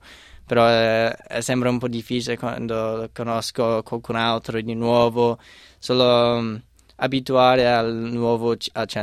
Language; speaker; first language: Italian; non-native, fluent; English